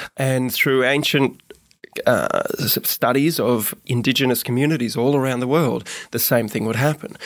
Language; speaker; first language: English; native; English